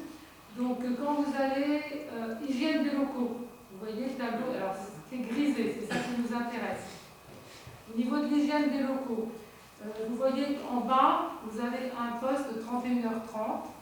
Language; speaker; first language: French; native; French